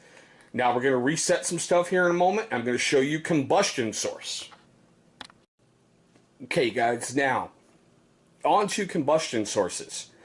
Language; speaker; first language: English; native; English